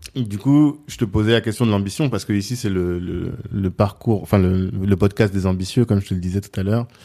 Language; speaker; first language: French; early bilingual, other home language; Sango